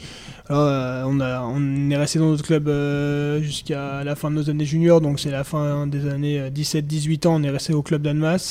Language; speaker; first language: French; native; French